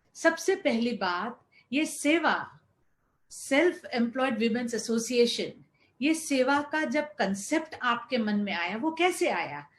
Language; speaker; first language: Hindi; non-native, local second language; Gujarati